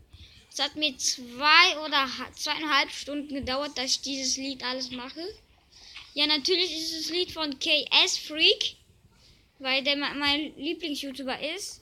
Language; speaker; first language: German; early bilingual, other home language; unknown